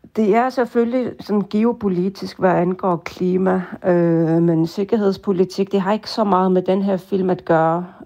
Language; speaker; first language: Danish; non-native, local second language; Kalaallisut